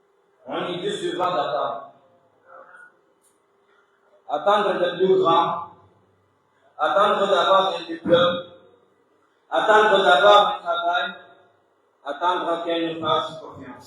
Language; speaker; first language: French; non-native, local second language; Comorian